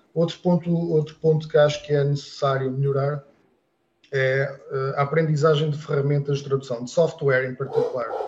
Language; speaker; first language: Portuguese; native; Portuguese